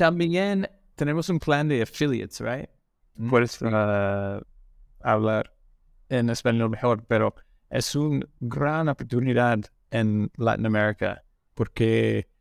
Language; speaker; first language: Spanish; non-native, learner; English